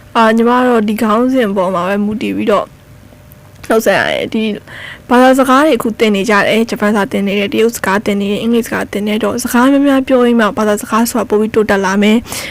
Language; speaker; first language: Burmese; native; Burmese